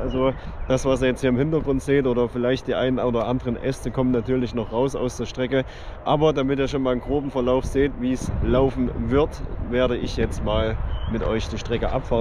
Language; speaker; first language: German; native; German